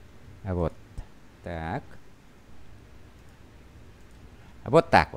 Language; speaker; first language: Russian; non-native, fluent; Vietnamese